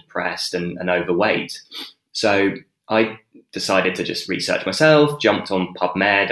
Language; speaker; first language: English; native; English